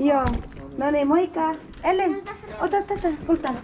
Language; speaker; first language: Finnish; non-native, learner; Waray